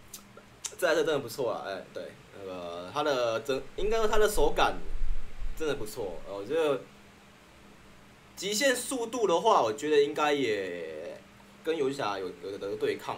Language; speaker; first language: Chinese; native; Chinese